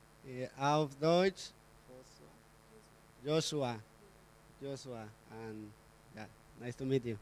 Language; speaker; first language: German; non-native, learner; Spanish